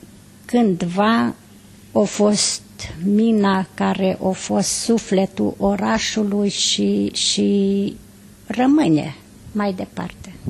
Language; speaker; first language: Romanian; non-native, local second language; Hungarian